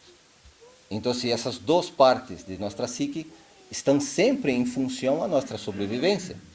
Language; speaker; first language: Spanish; non-native, fluent; Portuguese